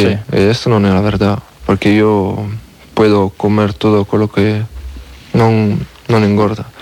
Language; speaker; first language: Spanish; non-native, learner; French